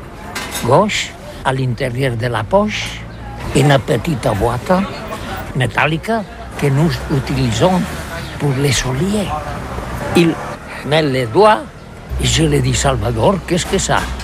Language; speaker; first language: French; non-native, learner; Catalan